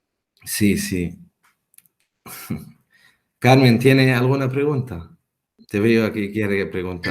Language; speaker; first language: Spanish; non-native, fluent; Arabic